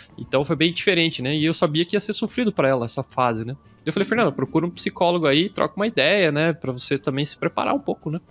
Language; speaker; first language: Portuguese; native; Portuguese